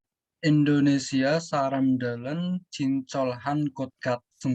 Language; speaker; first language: Korean; non-native, learner; Indonesian